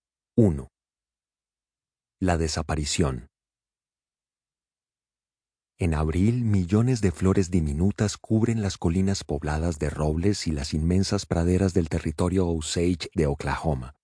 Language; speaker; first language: Spanish; native; Spanish